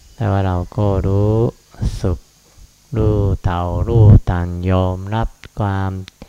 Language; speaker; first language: Thai; non-native, fluent; Japanese